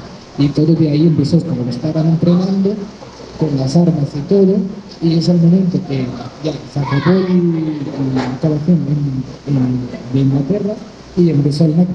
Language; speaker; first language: Spanish; non-native, fluent; Arabic